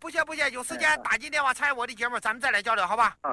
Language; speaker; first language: Chinese; native; Chinese